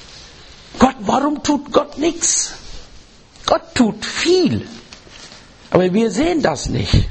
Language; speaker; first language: German; non-native, learner; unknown